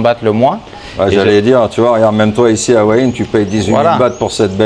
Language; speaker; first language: French; native; French